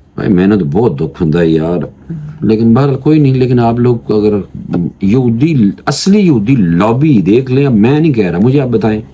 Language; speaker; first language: Urdu; non-native, local second language; Punjabi